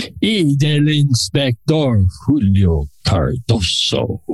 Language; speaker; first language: Spanish; non-native, learner; English